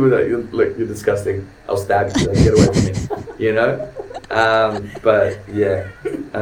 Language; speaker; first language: English; native; English